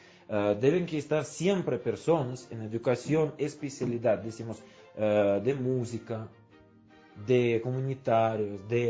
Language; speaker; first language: Spanish; non-native, fluent; Russian